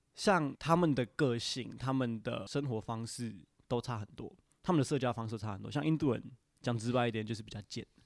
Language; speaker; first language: Chinese; early bilingual, other home language; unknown